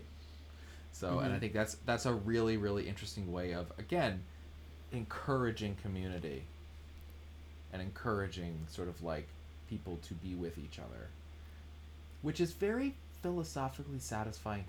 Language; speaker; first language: English; native; English